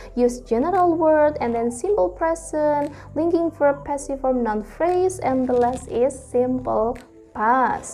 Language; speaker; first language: English; non-native, fluent; Indonesian